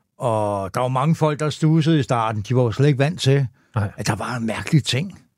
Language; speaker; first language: Danish; native; Danish